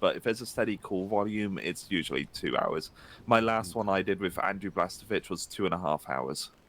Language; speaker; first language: English; native; English